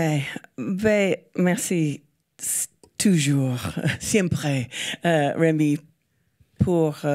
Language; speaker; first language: French; non-native, fluent; English